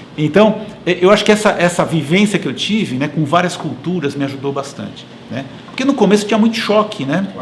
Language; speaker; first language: Portuguese; native; Portuguese